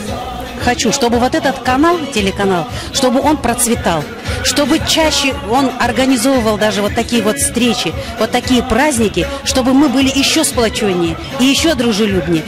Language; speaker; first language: Russian; native; Russian